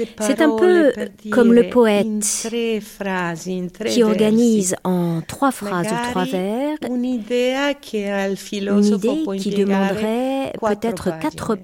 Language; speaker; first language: French; non-native, learner; Spanish